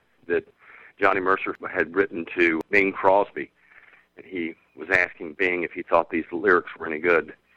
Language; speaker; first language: English; native; English